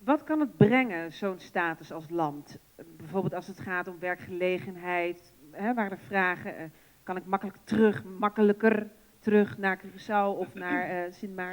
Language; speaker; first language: Dutch; native; Dutch